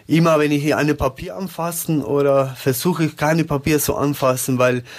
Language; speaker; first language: German; non-native, learner; Spanish